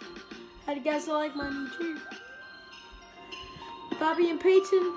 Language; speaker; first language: English; native; English